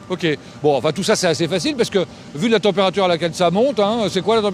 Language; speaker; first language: French; native; French